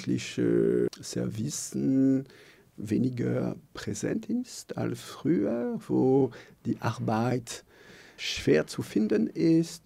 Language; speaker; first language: German; non-native, local second language; French